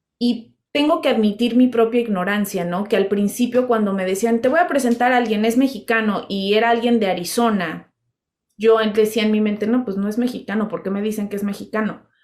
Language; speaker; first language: Spanish; native; Spanish